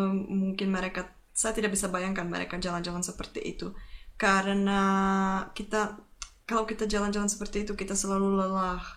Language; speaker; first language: Indonesian; non-native, fluent; Czech